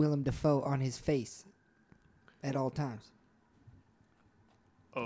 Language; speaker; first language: English; early bilingual, other home language; Spanish